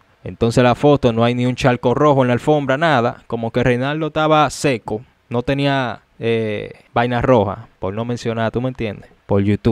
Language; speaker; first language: Spanish; native; Spanish